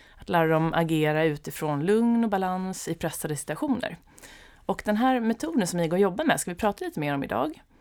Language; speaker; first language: Swedish; native; Swedish